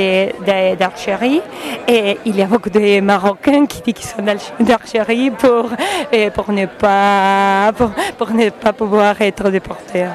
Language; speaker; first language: French; non-native, learner; Spanish